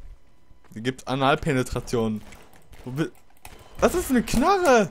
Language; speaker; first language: German; native; German